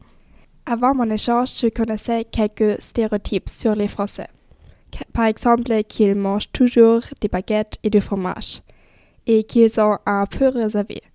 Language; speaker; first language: French; non-native, fluent; German